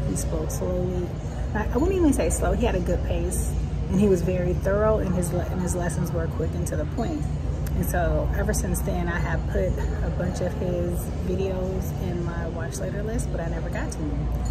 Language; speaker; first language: English; native; English